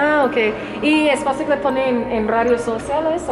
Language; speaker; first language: Spanish; non-native, learner; English